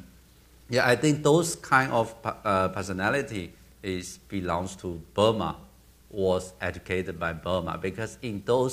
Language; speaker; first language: English; non-native, learner; Chinese